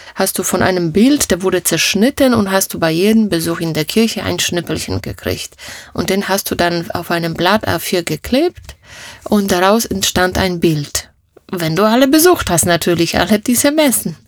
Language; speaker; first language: German; non-native, fluent; Polish